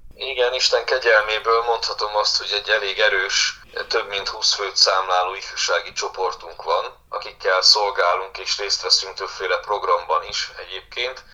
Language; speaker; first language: Hungarian; native; Hungarian